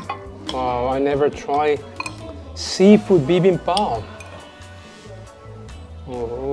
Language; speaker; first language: English; non-native, fluent; Korean